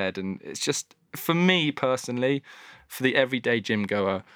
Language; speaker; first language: English; native; English